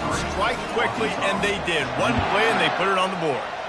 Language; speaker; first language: English; native; English